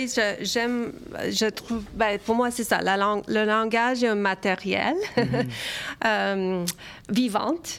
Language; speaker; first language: French; early bilingual, other home language; Romanian